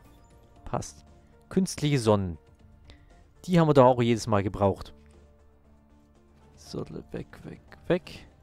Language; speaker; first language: German; native; German